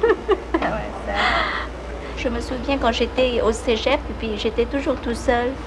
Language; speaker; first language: French; non-native, fluent; Vietnamese